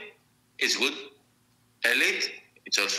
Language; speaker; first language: English; non-native, fluent; Greek